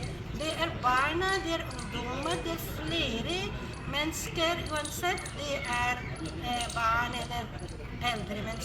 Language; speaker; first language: Norwegian; non-native, fluent; Urdu